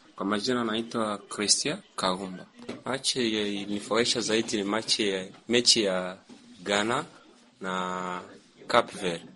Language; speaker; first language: Swahili; native; Swahili